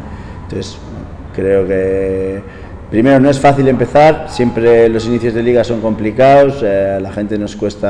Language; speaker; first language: Spanish; native; Spanish